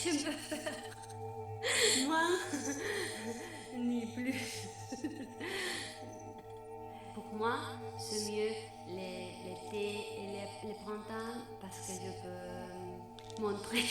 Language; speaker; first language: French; non-native, learner; Spanish